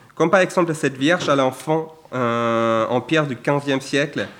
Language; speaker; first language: French; non-native, fluent; German